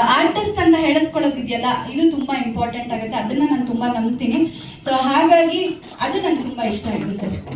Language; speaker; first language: Kannada; native; Kannada